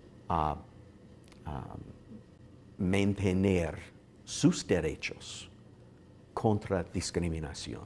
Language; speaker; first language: Spanish; non-native, learner; English